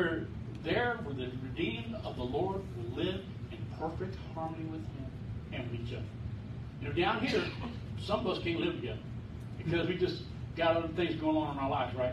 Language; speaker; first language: English; native; English